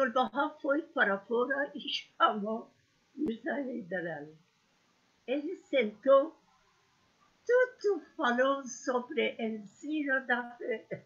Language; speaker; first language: Portuguese; non-native, learner; Persian